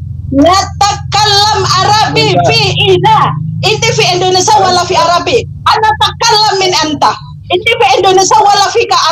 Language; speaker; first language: Arabic; non-native, learner; Indonesian